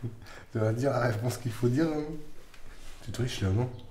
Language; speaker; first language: French; native; French